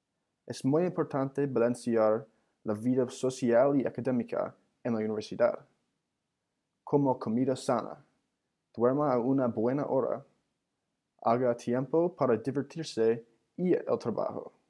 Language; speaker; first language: Spanish; non-native, learner; English